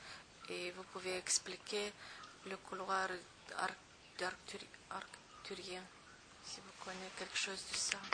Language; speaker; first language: French; non-native, learner; Romanian